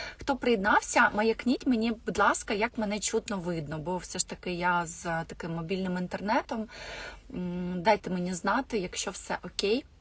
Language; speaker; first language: Ukrainian; non-native, local second language; Russian